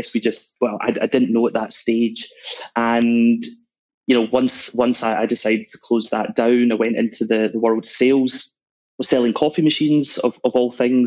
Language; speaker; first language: English; native; English